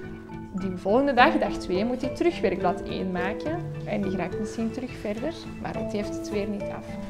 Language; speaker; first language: Dutch; native; Dutch